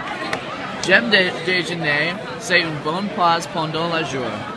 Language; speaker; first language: French; non-native, learner; English